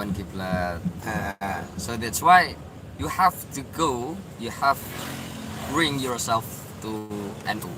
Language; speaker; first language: English; non-native, learner; Indonesian